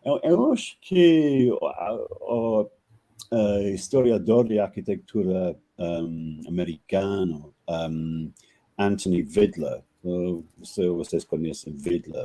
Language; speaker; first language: Portuguese; non-native, fluent; English